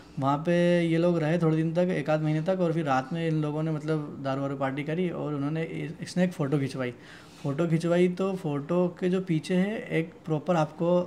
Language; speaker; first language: Hindi; native; Hindi